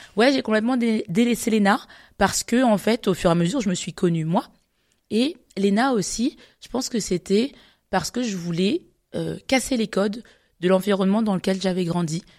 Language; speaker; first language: French; native; French